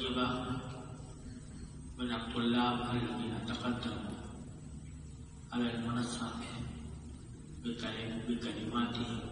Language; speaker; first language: Arabic; non-native, fluent; Urdu